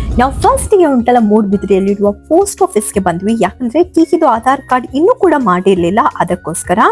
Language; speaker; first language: Kannada; non-native, local second language; Tulu